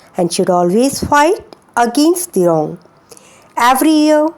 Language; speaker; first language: English; non-native, local second language; Hindi